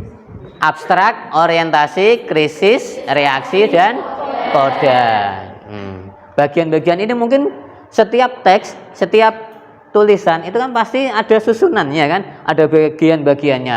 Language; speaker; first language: Indonesian; native; Indonesian